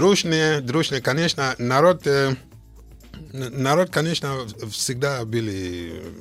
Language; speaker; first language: Russian; non-native, fluent; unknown